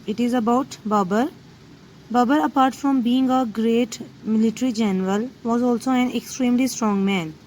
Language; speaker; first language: English; non-native, local second language; Urdu